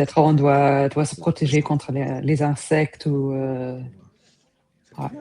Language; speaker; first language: French; non-native, fluent; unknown